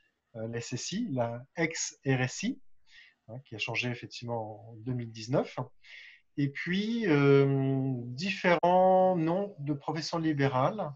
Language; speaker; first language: French; native; French